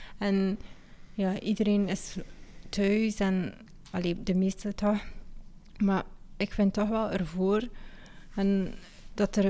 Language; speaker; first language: Dutch; early bilingual, other home language; Amharic